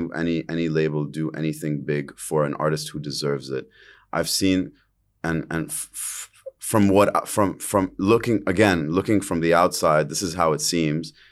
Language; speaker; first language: English; early bilingual, other home language; Arabic